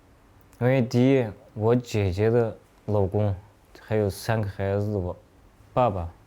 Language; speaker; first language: Chinese; non-native, local second language; Uyghur